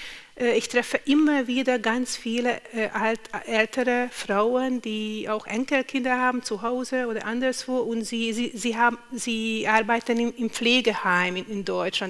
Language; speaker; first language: German; non-native, fluent; Hungarian